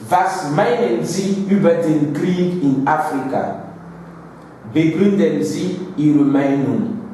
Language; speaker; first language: German; non-native, fluent; Mossi